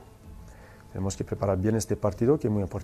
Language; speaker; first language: Spanish; non-native, fluent; French